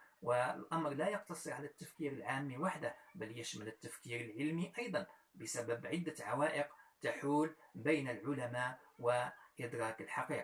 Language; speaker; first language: Arabic; native; Arabic